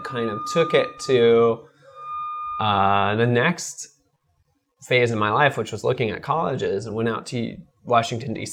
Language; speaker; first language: English; native; English